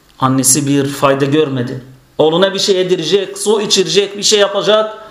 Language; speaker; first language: Turkish; non-native, fluent; Arabic